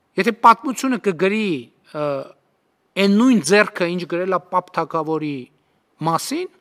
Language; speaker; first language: Armenian; native; Armenian